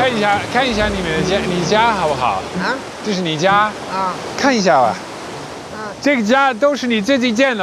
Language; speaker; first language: Chinese; non-native, fluent; Dutch